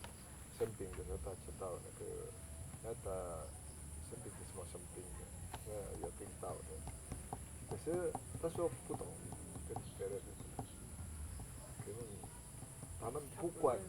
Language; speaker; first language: Chinese; non-native, learner; Indonesian